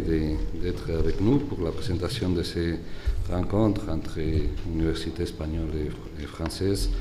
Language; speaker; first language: French; non-native, fluent; Spanish